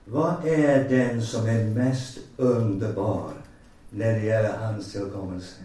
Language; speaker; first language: Swedish; non-native, fluent; English